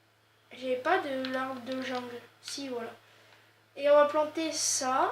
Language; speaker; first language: French; native; French